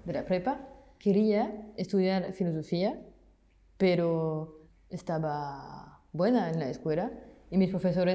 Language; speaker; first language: Spanish; non-native, fluent; French